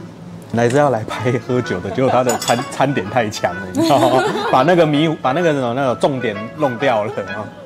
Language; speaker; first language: Chinese; native; Chinese